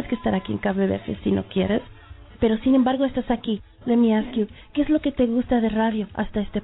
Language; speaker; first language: Spanish; early bilingual, heritage; Spanish